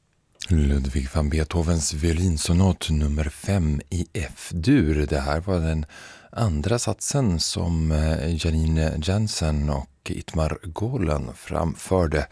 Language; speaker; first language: Swedish; native; Swedish